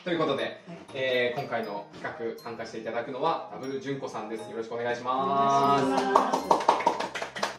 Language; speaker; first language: Japanese; native; Japanese